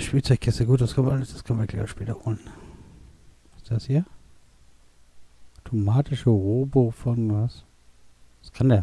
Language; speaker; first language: German; native; German